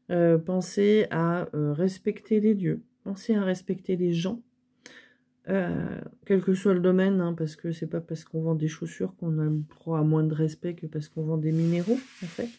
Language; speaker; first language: French; native; French